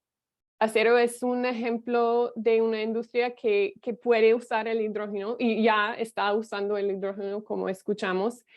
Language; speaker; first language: Spanish; non-native, fluent; English